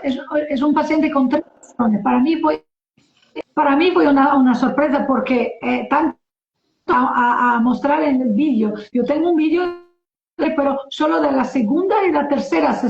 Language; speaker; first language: Spanish; non-native, learner; Portuguese